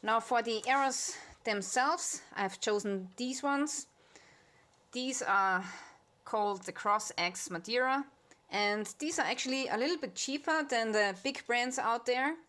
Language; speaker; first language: English; non-native, fluent; German